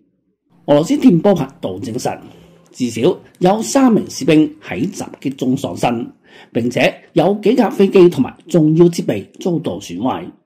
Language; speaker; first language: Chinese; non-native, local second language; Cantonese